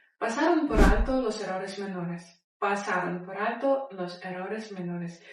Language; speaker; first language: Spanish; non-native, fluent; Ukrainian